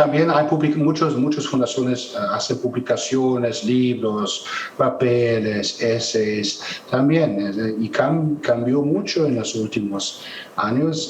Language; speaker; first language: Spanish; non-native, fluent; German